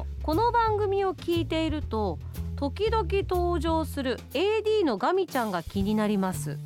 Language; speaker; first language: Japanese; native; Japanese